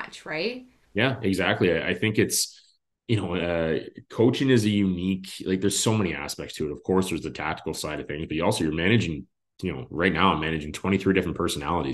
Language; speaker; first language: English; native; English